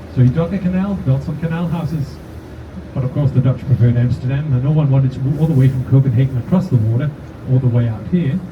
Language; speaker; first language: English; non-native, fluent; Danish